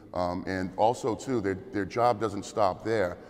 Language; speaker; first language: English; native; English